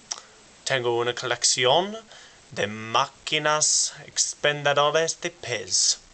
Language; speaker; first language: Spanish; non-native, learner; English